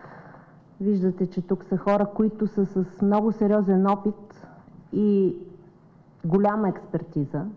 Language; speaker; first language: Bulgarian; native; Bulgarian